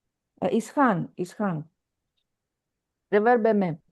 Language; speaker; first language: French; non-native, fluent; Greek